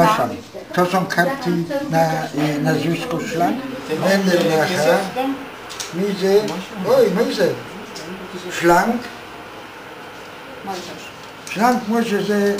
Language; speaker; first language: Polish; non-native, local second language; Yiddish